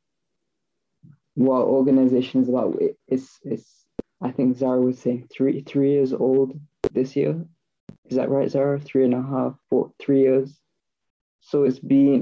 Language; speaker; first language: English; native; English